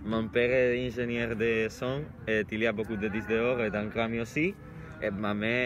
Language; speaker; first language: French; non-native, learner; Spanish